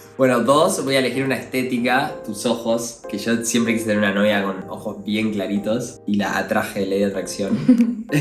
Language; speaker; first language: Spanish; native; Spanish